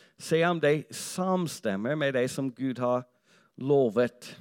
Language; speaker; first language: Norwegian; non-native, fluent; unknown